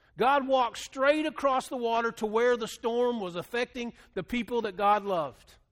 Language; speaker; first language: English; native; English